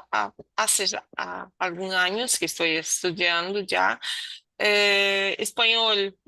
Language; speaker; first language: Spanish; non-native, learner; Portuguese